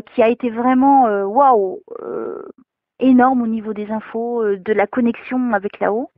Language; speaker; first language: French; native; French